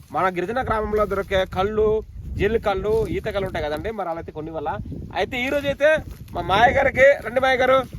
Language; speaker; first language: Telugu; non-native, local second language; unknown